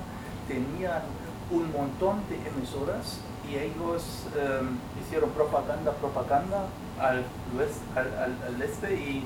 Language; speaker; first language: Spanish; non-native, fluent; German